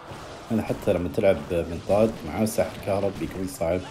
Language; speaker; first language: Arabic; native; Arabic